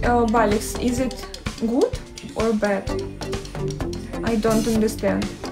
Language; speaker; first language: English; non-native, learner; Russian